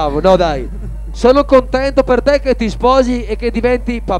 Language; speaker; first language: Italian; native; Italian